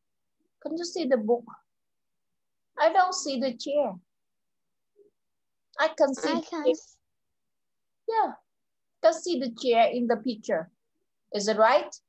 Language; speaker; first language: English; non-native, fluent; Vietnamese